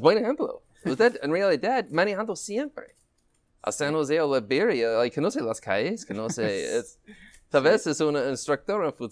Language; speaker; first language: Spanish; non-native, learner; English